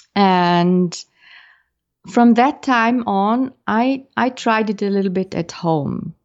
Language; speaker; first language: English; non-native, fluent; German